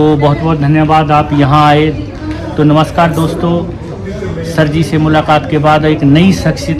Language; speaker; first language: Hindi; native; Hindi